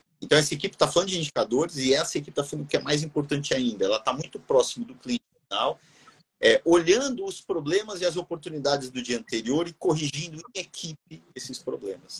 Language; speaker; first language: Portuguese; native; Portuguese